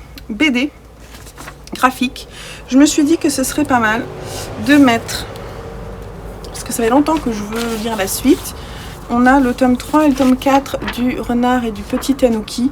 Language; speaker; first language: French; native; French